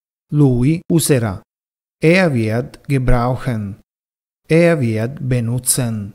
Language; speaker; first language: German; non-native, fluent; Italian